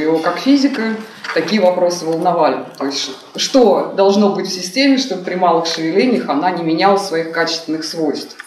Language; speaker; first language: Russian; native; Russian